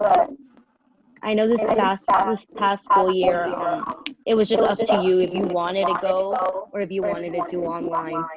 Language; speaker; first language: English; early bilingual, other home language; Spanish